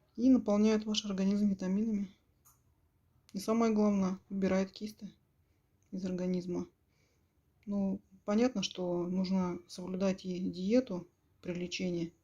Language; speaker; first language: Russian; native; Russian